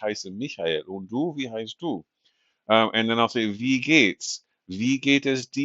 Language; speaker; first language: German; non-native, fluent; English